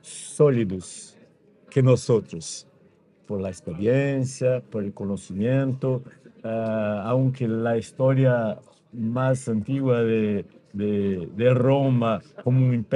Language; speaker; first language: Spanish; non-native, fluent; Portuguese